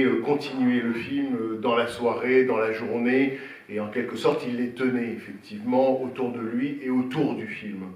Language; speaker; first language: French; native; French